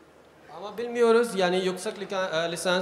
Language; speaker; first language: Turkish; non-native, learner; Urdu